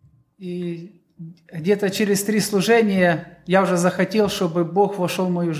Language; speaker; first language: Polish; non-native, learner; Russian